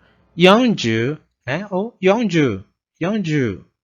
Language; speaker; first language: Portuguese; native; Portuguese